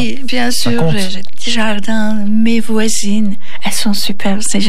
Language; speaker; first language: French; non-native, learner; Turkish